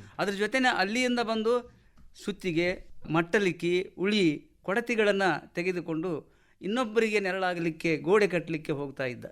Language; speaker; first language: Kannada; native; Kannada